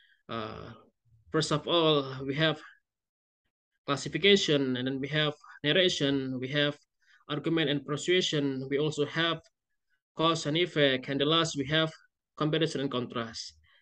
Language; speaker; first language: English; non-native, fluent; Indonesian